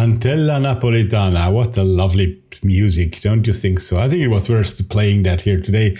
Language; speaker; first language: English; non-native, fluent; German